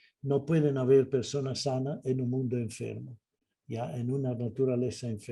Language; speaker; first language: Spanish; non-native, fluent; Italian